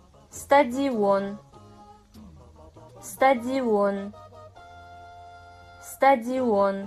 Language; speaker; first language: Russian; non-native, fluent; Kazakh